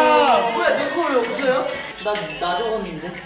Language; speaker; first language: Korean; native; Korean